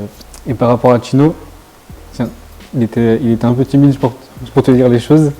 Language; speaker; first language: French; native; French